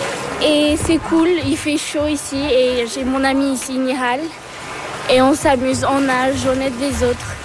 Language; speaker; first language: French; early bilingual, other home language; Turkish